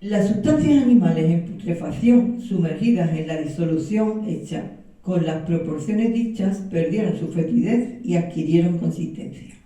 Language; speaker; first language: Spanish; native; Spanish